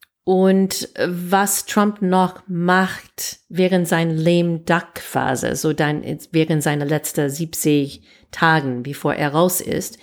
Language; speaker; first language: German; non-native, fluent; English